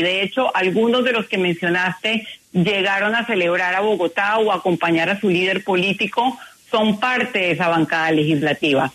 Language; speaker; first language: Spanish; native; Spanish